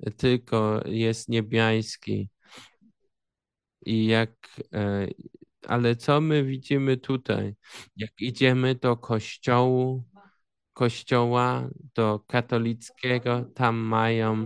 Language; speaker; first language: Polish; early bilingual, heritage; Polish